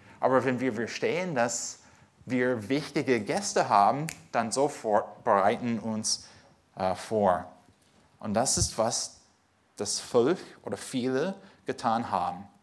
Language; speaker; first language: German; non-native, fluent; English